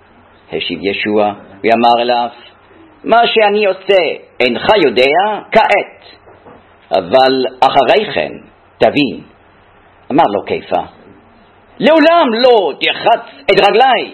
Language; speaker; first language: Hebrew; non-native, fluent; German